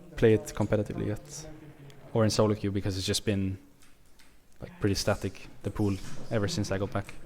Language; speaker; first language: English; non-native, fluent; Swedish